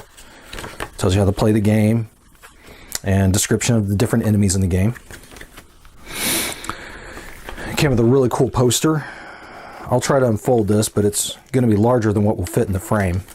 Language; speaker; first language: English; native; English